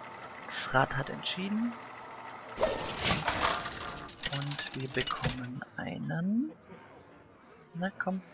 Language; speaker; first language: German; native; German